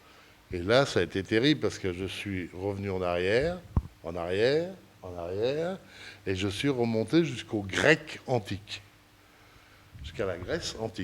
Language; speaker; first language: French; early bilingual, other home language; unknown